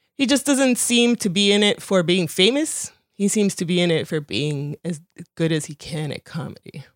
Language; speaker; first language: English; early bilingual, other home language; Spanish